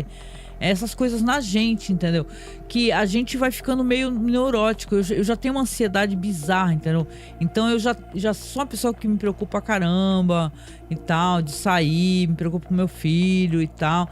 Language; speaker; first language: Portuguese; native; Portuguese